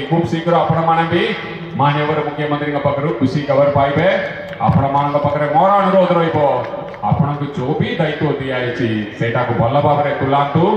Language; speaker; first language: Odia; non-native, fluent; Tamil